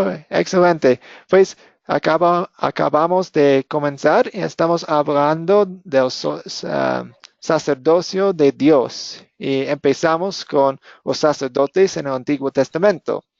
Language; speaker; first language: Spanish; non-native, fluent; English